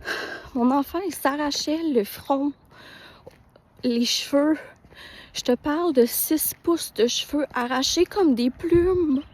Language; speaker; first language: French; native; French